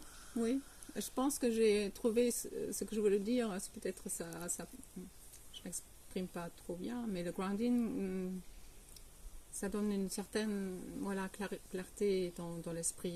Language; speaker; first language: French; non-native, fluent; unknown